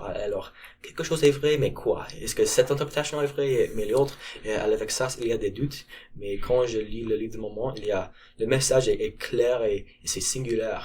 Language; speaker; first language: French; non-native, learner; English